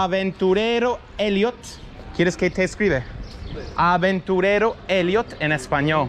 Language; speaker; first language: Spanish; non-native, fluent; English